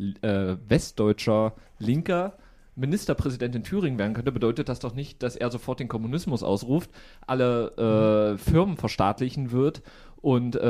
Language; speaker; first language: German; native; German